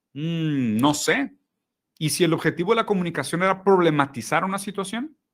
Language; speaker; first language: Spanish; early bilingual, other home language; Portuguese